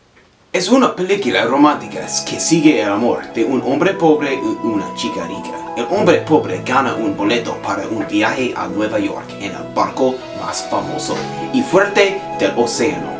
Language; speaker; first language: Spanish; non-native, learner; English